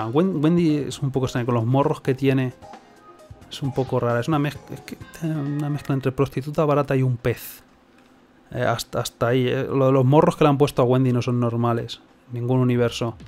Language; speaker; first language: Spanish; native; Spanish